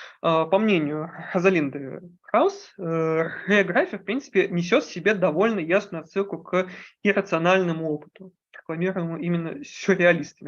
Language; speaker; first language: Russian; native; Russian